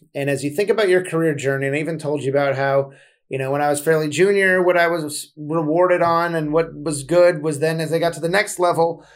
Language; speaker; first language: English; native; English